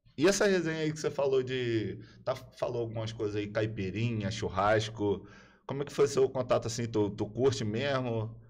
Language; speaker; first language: Portuguese; native; Portuguese